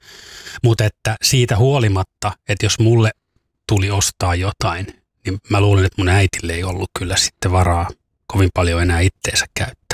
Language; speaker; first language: Finnish; native; Finnish